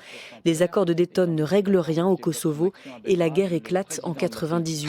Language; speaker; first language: French; native; French